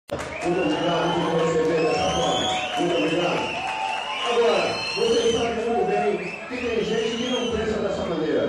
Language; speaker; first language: Portuguese; native; Portuguese